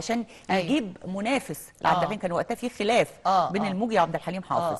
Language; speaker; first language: Arabic; native; Arabic